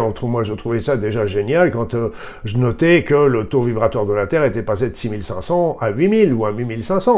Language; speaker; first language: French; native; French